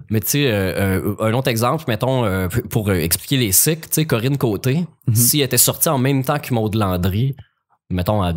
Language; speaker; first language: French; native; French